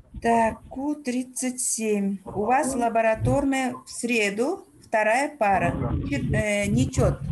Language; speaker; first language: Russian; non-native, local second language; Uzbek